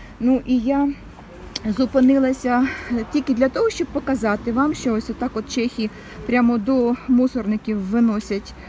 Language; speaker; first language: Ukrainian; non-native, local second language; Russian